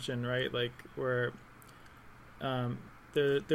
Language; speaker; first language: English; native; English